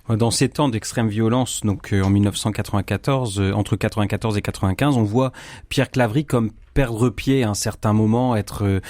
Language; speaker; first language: French; native; French